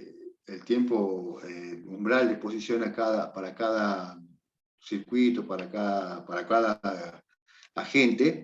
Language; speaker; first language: Spanish; native; Spanish